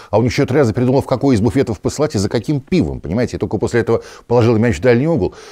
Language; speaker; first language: Russian; native; Russian